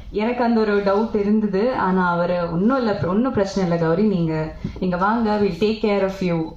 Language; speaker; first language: Tamil; non-native, local second language; Malayalam